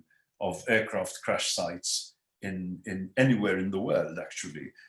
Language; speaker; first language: English; non-native, local second language; Maltese